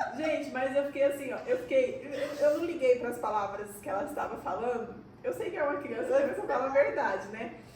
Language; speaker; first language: Portuguese; native; Portuguese